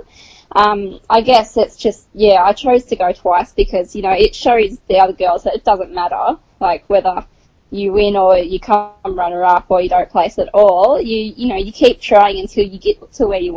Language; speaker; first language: English; native; English